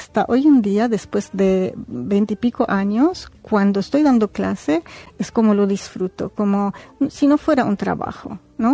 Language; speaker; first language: Spanish; non-native, fluent; Arabic